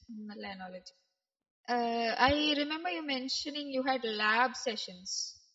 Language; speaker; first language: English; non-native, local second language; Malayalam